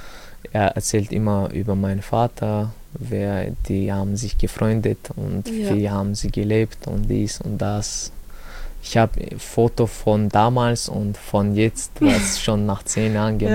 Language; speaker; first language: German; early bilingual, other home language; Chechen